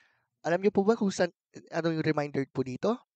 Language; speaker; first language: Filipino; native; Filipino